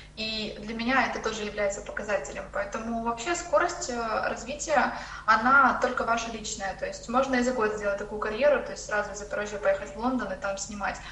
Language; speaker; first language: Russian; native; Russian